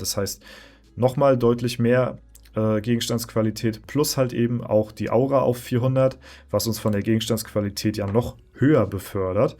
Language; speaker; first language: German; native; German